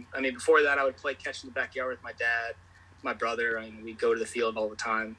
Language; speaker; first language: English; native; English